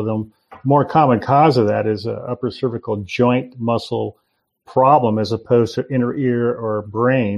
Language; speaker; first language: English; native; English